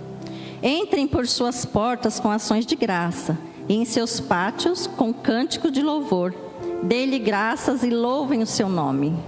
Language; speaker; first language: Portuguese; native; Portuguese